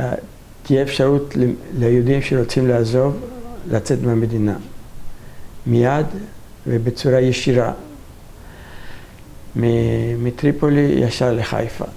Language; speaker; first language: Hebrew; non-native, fluent; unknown